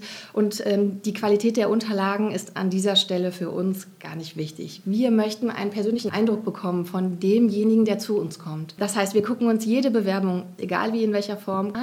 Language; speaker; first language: German; native; German